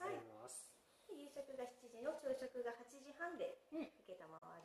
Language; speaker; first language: Japanese; native; Japanese